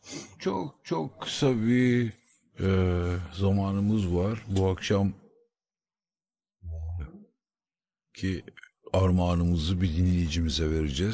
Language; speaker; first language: Turkish; native; Turkish